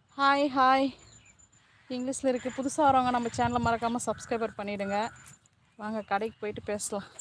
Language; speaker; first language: Tamil; native; Tamil